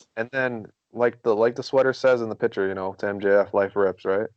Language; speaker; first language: English; native; English